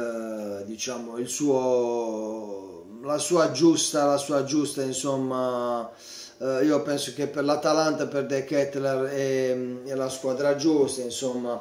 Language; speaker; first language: Italian; native; Italian